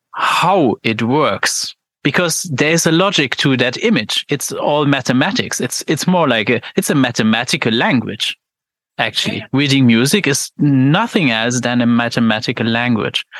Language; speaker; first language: English; non-native, fluent; Luxembourgish